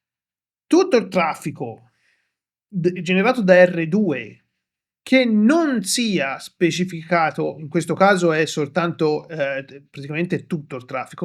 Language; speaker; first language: Italian; native; Italian